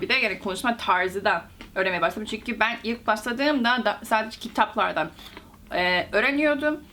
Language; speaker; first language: Turkish; non-native, fluent; Korean